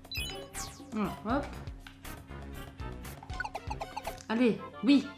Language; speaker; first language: French; native; French